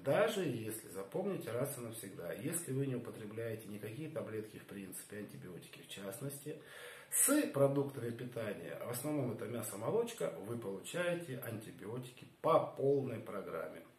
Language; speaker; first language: Russian; native; Russian